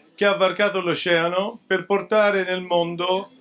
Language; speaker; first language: Italian; native; Italian